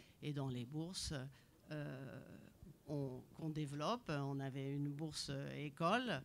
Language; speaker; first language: French; native; French